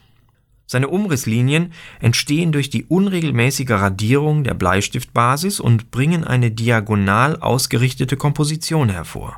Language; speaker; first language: German; native; German